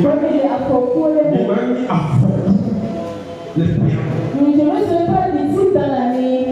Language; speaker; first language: French; native; French